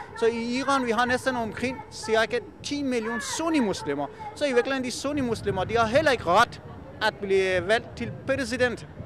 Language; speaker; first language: Danish; non-native, fluent; Persian